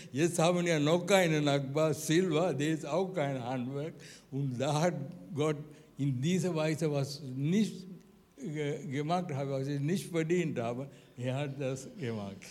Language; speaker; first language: German; non-native, learner; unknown